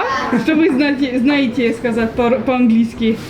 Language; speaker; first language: Russian; non-native, learner; French